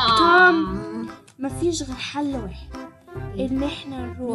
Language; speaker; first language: Arabic; native; Arabic